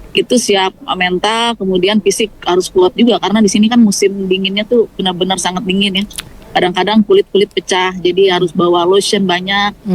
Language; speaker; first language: Indonesian; native; Indonesian